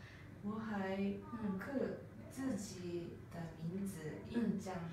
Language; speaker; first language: Chinese; non-native, learner; Japanese